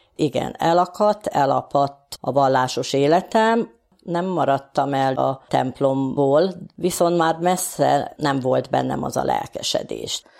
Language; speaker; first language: Hungarian; native; Hungarian